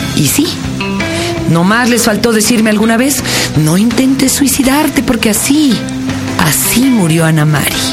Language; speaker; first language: Spanish; native; Spanish